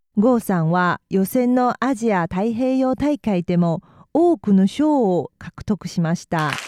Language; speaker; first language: Japanese; non-native, fluent; Chinese